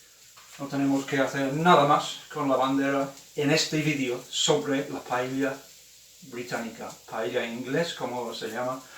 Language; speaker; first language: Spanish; non-native, fluent; English